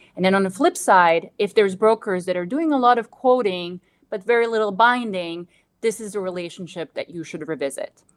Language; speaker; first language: English; non-native, fluent; Bosnian